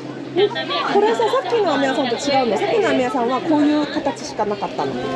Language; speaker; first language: Japanese; non-native, fluent; Korean